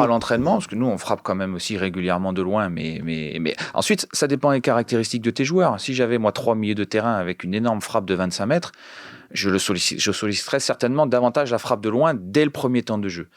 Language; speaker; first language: French; native; French